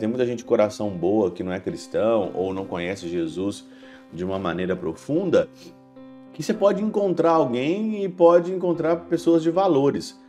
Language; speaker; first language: Portuguese; native; Portuguese